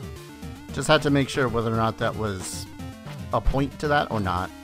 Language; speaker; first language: English; native; English